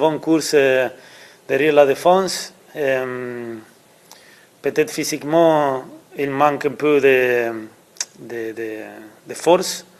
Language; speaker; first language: French; non-native, learner; Spanish